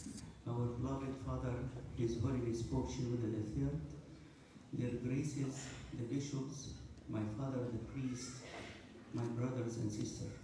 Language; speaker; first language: English; non-native, fluent; Arabic